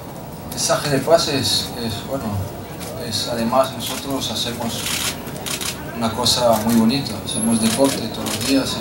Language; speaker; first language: Spanish; non-native, fluent; French